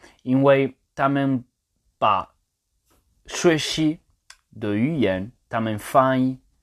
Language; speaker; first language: Chinese; non-native, learner; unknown